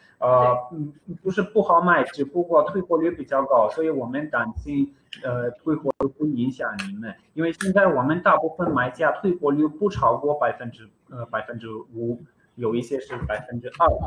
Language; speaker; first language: Chinese; non-native, fluent; Romanian